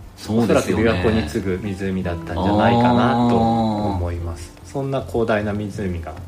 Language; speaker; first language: Japanese; native; Japanese